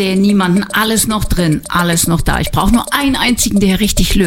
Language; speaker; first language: German; native; German